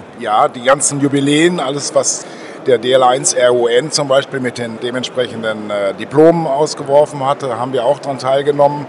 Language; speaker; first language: German; native; German